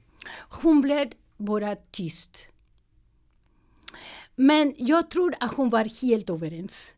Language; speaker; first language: Swedish; non-native, learner; Spanish